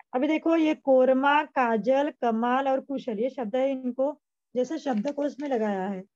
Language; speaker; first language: Hindi; non-native, local second language; Marathi